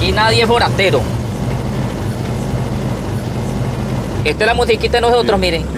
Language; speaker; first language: Spanish; native; Spanish